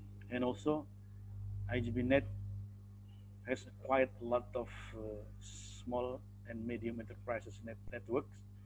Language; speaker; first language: English; non-native, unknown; Indonesian